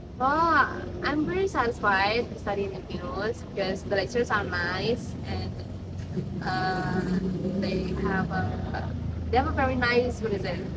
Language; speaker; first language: English; non-native, learner; Indonesian